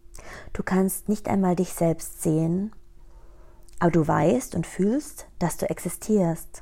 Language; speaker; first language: German; native; German